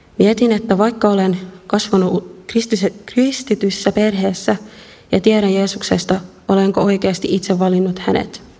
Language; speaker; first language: Finnish; early bilingual, other home language; Arabic